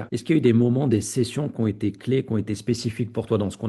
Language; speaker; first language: French; native; French